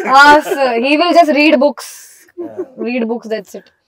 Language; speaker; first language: Telugu; non-native, local second language; Hindi